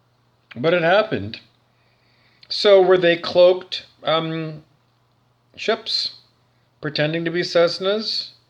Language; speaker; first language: English; native; English